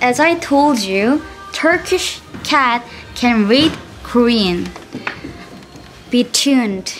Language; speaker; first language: English; non-native, learner; Korean